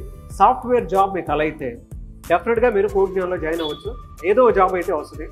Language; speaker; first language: Telugu; native; Telugu